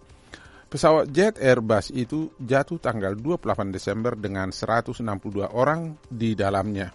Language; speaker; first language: Indonesian; native; Indonesian